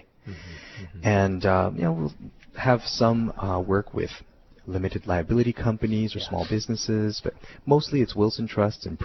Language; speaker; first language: English; native; English